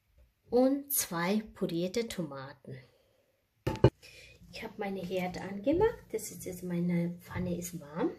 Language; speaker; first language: German; non-native, learner; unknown